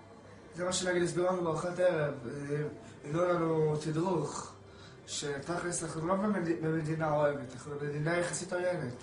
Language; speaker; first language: Hebrew; native; Hebrew